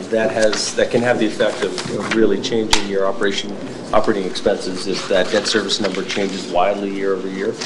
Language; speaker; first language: English; native; English